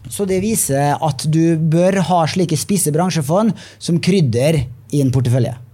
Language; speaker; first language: Norwegian; native; Norwegian